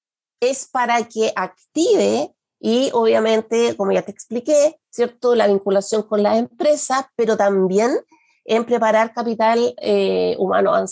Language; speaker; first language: Spanish; native; Spanish